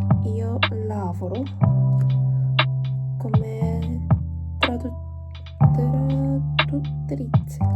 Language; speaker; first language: Italian; non-native, learner; Korean